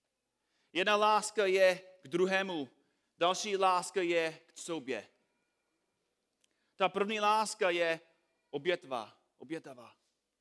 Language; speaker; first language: Czech; non-native, fluent; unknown